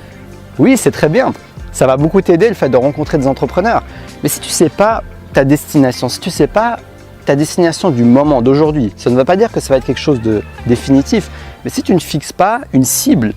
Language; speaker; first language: French; native; French